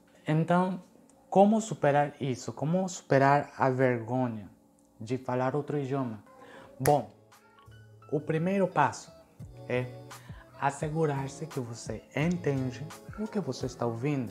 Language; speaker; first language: Portuguese; non-native, fluent; Spanish